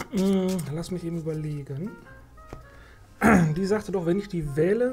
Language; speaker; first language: German; native; German